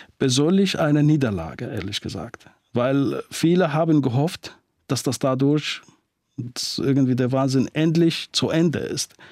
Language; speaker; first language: German; non-native, fluent; Arabic